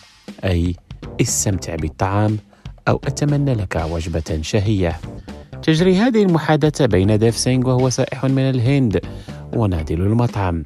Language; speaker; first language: Arabic; non-native, fluent; Indonesian